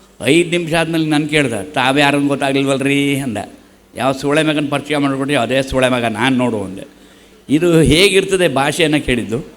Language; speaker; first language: Kannada; native; Kannada